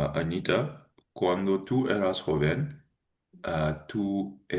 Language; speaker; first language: Spanish; non-native, learner; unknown